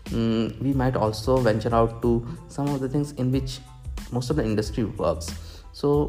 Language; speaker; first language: English; non-native, local second language; Hindi